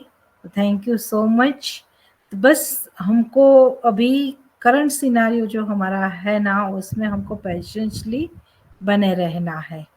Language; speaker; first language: Hindi; native; Hindi